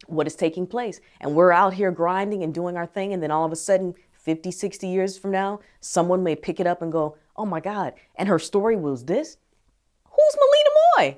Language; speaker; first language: English; native; English